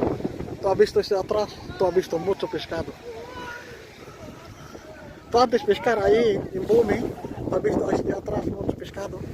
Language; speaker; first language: Spanish; non-native, learner; Filipino